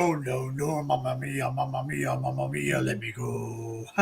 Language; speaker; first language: English; native; English